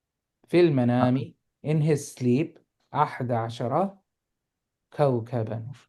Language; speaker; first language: Arabic; non-native, fluent; English